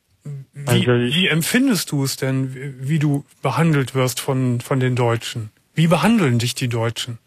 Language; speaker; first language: German; native; German